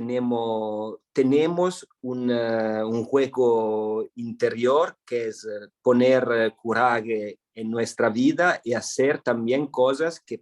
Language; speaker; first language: Spanish; non-native, fluent; Italian